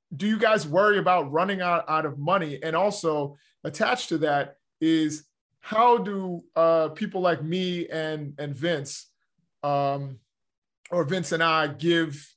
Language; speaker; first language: English; native; English